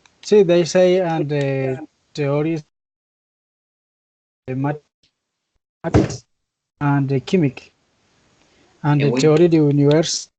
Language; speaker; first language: English; non-native, learner; Spanish